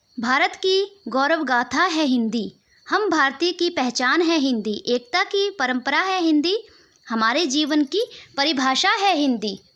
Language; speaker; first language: Hindi; native; Hindi